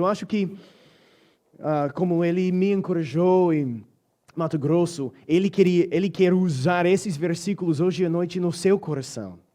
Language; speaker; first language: Portuguese; non-native, fluent; English